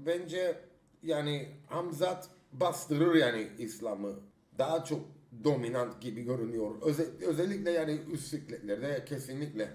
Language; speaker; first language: Turkish; early bilingual, heritage; Turkish